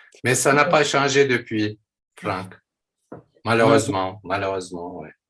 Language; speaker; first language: French; non-native, fluent; Turkish